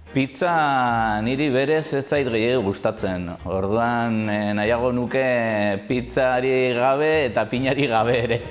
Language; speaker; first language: Basque; non-native, local second language; Spanish